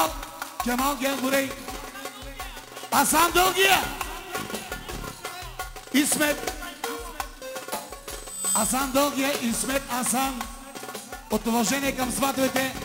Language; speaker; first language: Bulgarian; non-native, local second language; Turkish